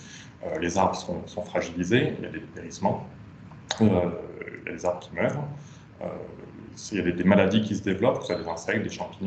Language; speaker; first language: French; native; French